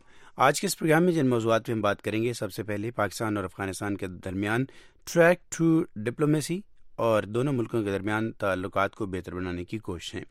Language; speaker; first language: Urdu; native; Urdu